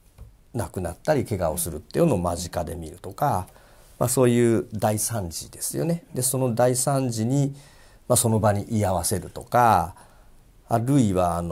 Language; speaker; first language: Japanese; native; Japanese